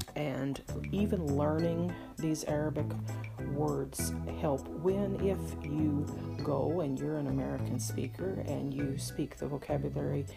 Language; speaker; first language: English; native; English